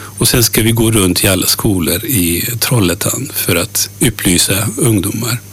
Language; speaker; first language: Swedish; early bilingual, other home language; Turkish